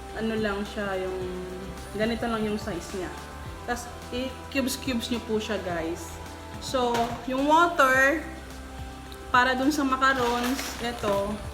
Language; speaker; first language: Filipino; non-native, local second language; Cebuano